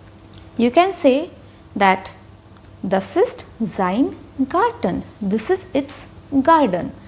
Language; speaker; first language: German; non-native, fluent; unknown